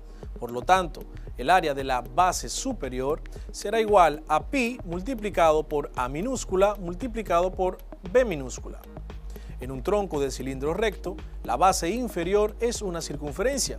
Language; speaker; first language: Spanish; native; Spanish